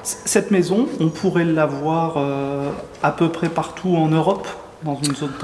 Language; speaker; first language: French; native; French